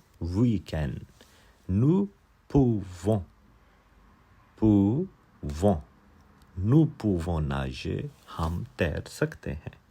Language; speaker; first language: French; non-native, fluent; Urdu